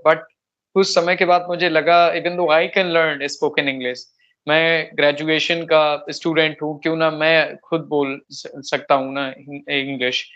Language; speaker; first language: Hindi; native; Hindi